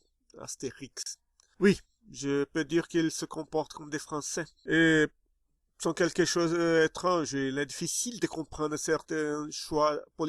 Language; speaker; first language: French; non-native, fluent; Portuguese